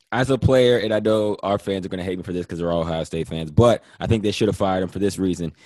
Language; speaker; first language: English; native; English